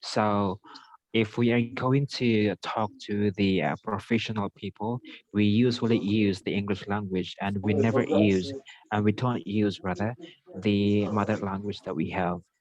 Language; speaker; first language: English; non-native, local second language; Filipino